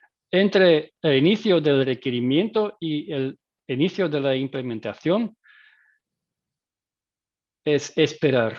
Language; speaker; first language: Spanish; non-native, fluent; Dutch